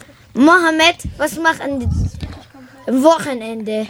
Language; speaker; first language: German; non-native, learner; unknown